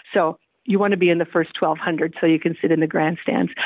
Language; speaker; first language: English; native; English